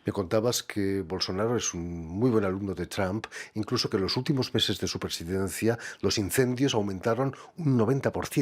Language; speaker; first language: Spanish; native; Spanish